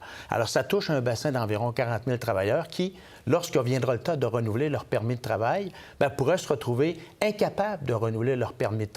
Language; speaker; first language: French; native; French